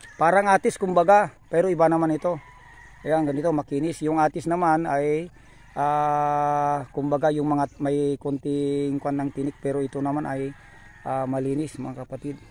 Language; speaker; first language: Filipino; non-native, local second language; Iloko